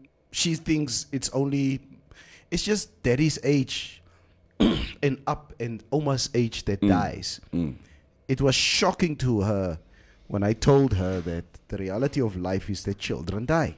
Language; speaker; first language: English; non-native, local second language; Afrikaans